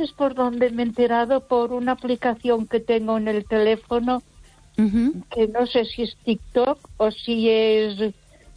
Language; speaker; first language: Spanish; non-native, local second language; Catalan